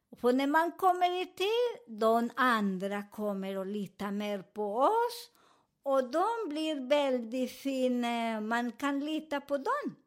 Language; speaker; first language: Swedish; non-native, fluent; Spanish